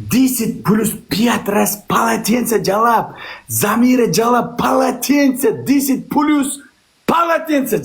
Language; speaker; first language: Russian; non-native, learner; Uzbek